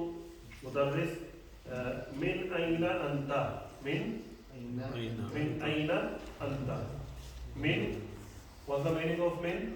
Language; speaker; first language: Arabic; non-native, fluent; Urdu